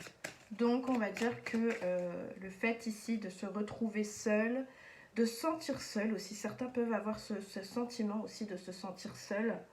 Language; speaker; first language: French; native; French